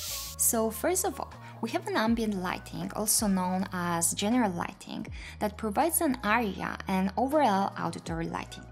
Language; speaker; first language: English; non-native, fluent; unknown